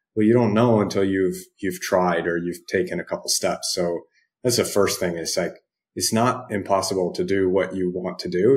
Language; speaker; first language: English; native; English